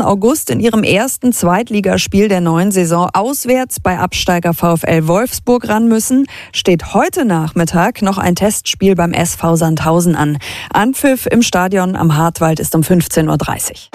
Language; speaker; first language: German; native; German